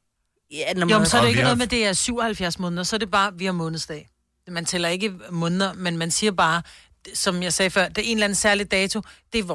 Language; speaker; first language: Danish; native; Danish